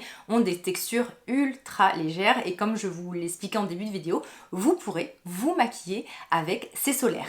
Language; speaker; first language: French; native; French